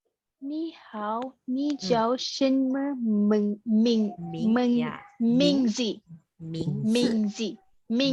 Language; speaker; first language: Chinese; non-native, learner; Malay